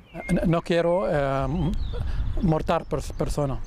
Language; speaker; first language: Spanish; non-native, learner; Arabic